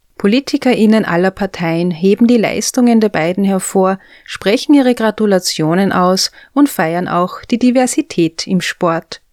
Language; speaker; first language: German; native; German